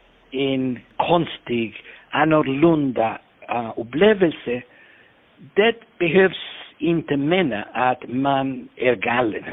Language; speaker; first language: Swedish; non-native, fluent; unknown